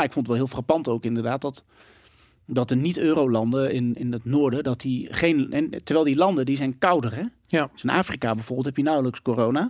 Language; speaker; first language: Dutch; native; Dutch